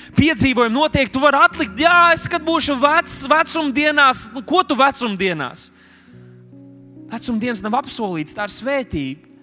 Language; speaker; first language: Latvian; native; Latvian